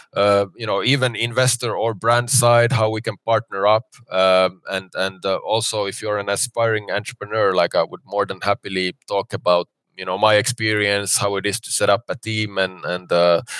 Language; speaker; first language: English; non-native, fluent; Finnish